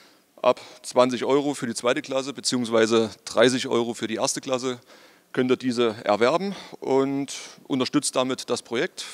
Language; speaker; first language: German; native; German